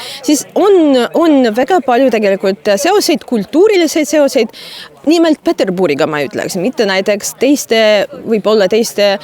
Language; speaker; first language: Estonian; non-native, fluent; Russian